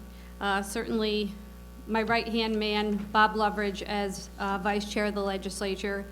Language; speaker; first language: English; native; English